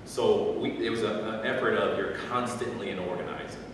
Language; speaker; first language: English; native; English